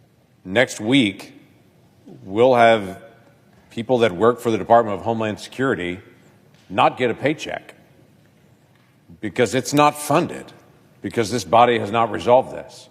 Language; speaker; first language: English; native; English